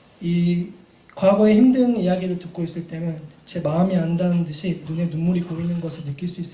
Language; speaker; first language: Korean; native; Korean